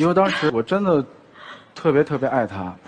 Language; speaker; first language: Chinese; native; Chinese